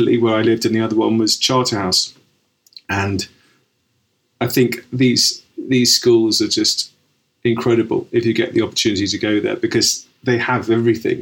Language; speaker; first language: English; native; English